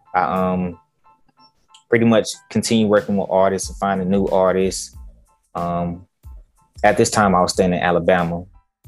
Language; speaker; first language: English; native; English